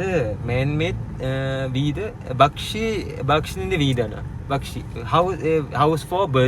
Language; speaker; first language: Malayalam; non-native, learner; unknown